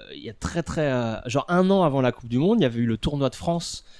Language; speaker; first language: French; native; French